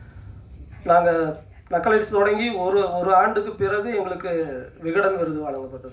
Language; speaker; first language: Tamil; native; Tamil